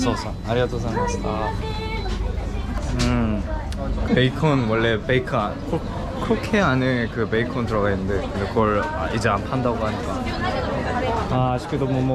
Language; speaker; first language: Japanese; non-native, learner; English